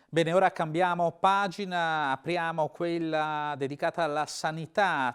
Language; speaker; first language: Italian; native; Italian